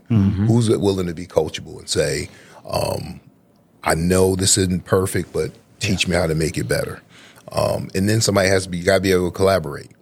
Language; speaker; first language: English; native; English